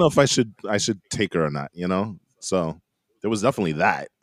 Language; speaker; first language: English; native; English